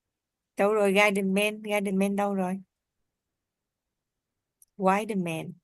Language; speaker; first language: Vietnamese; native; Vietnamese